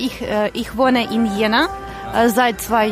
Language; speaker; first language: German; non-native, learner; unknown